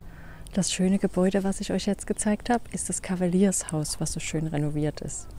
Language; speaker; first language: German; native; German